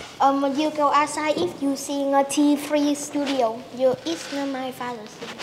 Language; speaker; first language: English; non-native, learner; Vietnamese